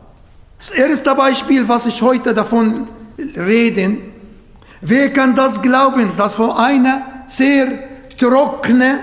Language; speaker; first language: German; non-native, fluent; Arabic